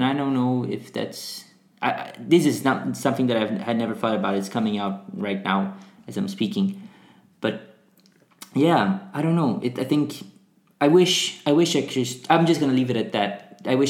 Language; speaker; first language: English; non-native, fluent; Portuguese